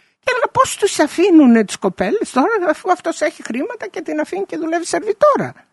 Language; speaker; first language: Greek; early bilingual, heritage; Greek